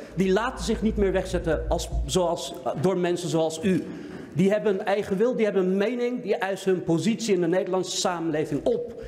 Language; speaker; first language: Dutch; early bilingual, other home language; Turkish